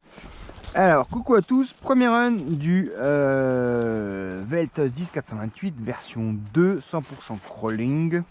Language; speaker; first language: French; native; French